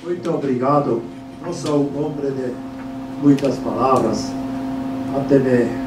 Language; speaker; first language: Portuguese; non-native, fluent; German